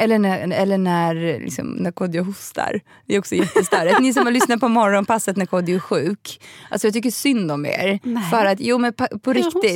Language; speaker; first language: Swedish; native; Swedish